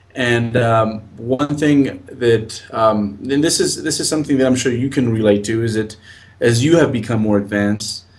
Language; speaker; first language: English; native; English